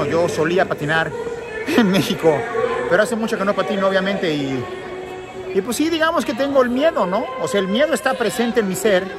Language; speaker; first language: Spanish; native; Spanish